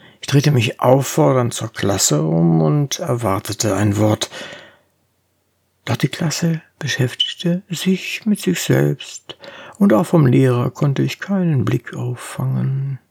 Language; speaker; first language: German; native; German